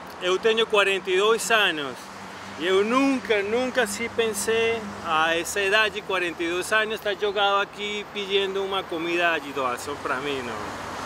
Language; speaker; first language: Portuguese; non-native, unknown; Spanish